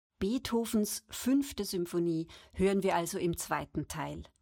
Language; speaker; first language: German; native; German